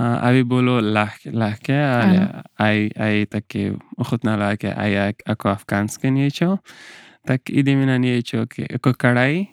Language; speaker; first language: Slovak; non-native, learner; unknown